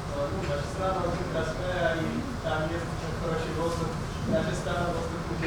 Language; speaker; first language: Russian; non-native, learner; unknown